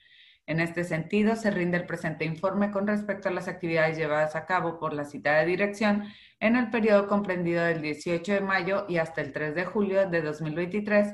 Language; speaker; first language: Spanish; native; Spanish